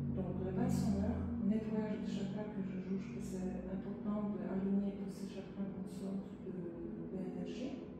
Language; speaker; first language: French; non-native, fluent; Polish